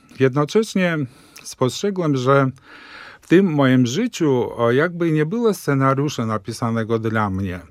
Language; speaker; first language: Polish; early bilingual, heritage; Polish